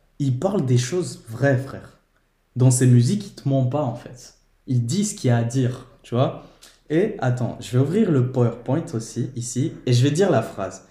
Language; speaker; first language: French; early bilingual, other home language; Portuguese